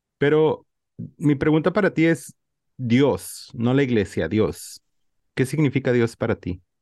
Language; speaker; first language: Spanish; native; Spanish